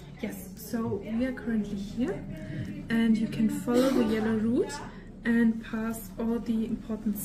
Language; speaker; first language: English; non-native, fluent; German